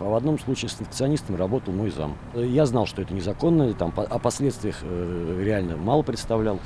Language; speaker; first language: Russian; native; Russian